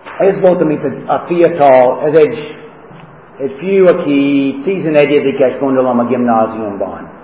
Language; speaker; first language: Hungarian; non-native, fluent; English